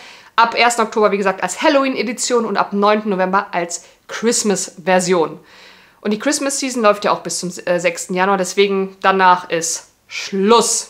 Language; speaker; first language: German; native; German